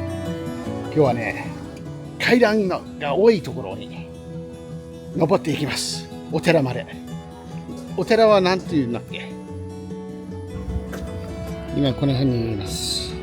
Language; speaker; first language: Japanese; non-native, fluent; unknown